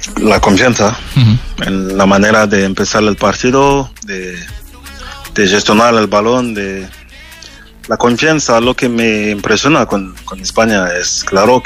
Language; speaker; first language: Spanish; non-native, fluent; French